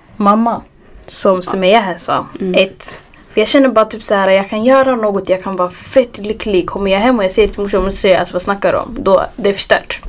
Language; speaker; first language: Swedish; early bilingual, other home language; Arabic